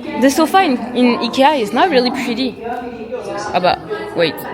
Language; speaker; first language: English; non-native, learner; French